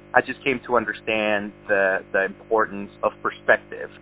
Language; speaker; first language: English; early bilingual, other home language; Spanish